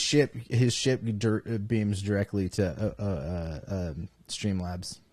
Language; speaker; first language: English; native; English